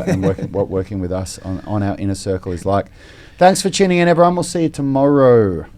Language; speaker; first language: English; native; English